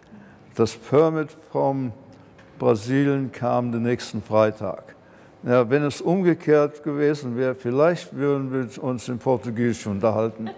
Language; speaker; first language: German; early bilingual, heritage; German